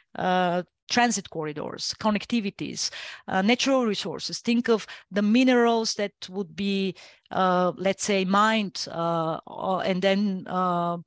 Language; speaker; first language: English; non-native, fluent; Bulgarian